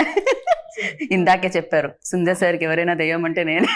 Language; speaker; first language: Telugu; native; Telugu